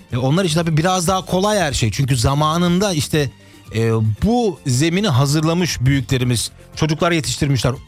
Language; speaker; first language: Turkish; early bilingual, heritage; Turkish